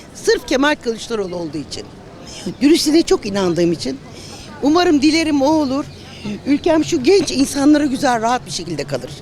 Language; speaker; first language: Turkish; native; Turkish